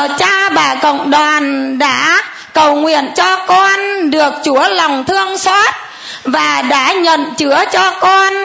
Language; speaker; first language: Vietnamese; non-native, local second language; Muong